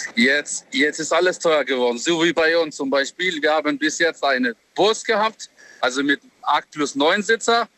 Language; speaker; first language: German; non-native, learner; Albanian